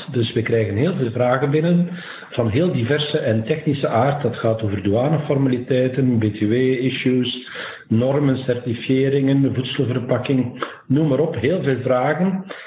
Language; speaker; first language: Dutch; native; Dutch